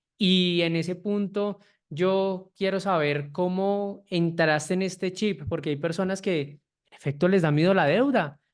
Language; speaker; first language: Spanish; native; Spanish